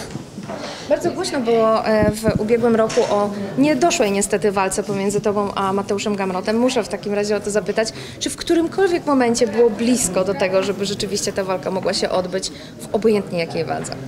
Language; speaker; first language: Polish; native; Polish